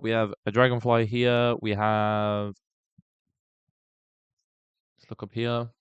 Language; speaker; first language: English; native; English